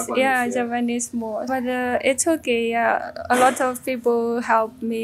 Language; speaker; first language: English; non-native, fluent; Chinese